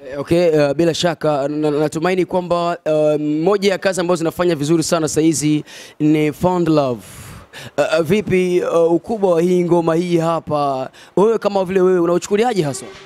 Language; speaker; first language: Swahili; native; Swahili